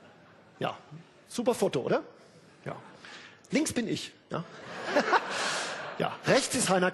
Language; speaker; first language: German; native; German